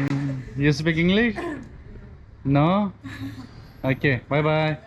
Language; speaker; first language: English; non-native, learner; Turkish